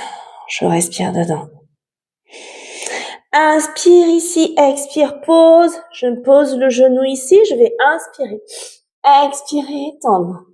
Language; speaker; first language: French; native; French